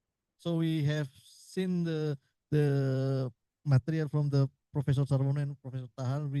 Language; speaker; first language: English; non-native, learner; Indonesian